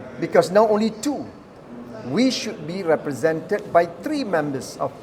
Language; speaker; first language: English; non-native, local second language; Malay